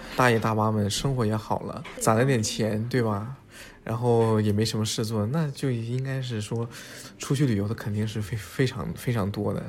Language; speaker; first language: Chinese; native; Chinese